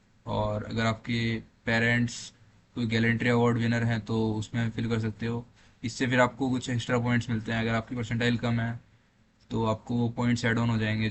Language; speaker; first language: Hindi; native; Hindi